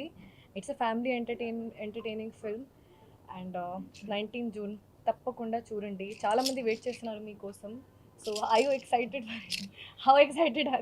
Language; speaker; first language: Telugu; non-native, learner; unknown